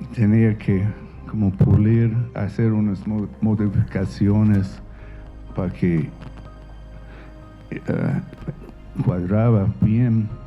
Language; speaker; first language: Spanish; non-native, fluent; English